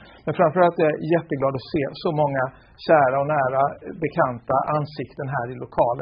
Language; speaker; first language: Swedish; native; Swedish